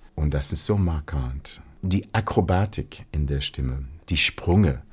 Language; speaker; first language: German; non-native, fluent; English